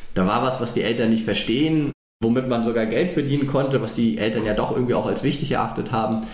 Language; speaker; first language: German; native; German